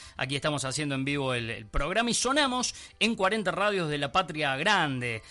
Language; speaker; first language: Spanish; native; Spanish